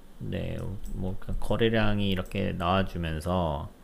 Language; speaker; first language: Korean; native; Korean